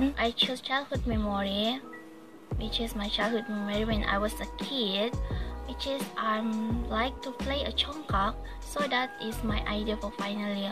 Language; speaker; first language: English; non-native, learner; Malay